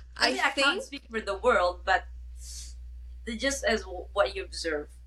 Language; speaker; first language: English; non-native, local second language; Malay